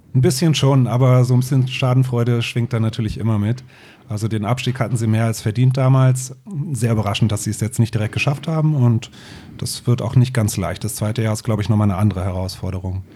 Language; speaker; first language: German; native; German